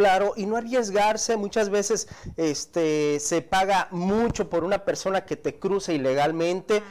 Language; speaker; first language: Spanish; native; Spanish